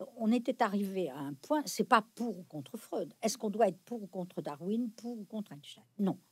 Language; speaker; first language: French; native; French